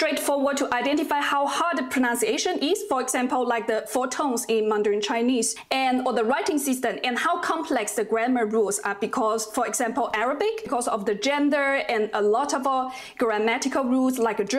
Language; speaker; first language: English; non-native, fluent; Chinese